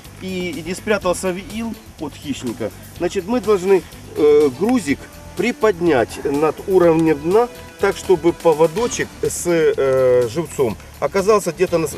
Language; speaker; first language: Russian; native; Russian